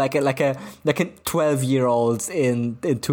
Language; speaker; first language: English; non-native, fluent; German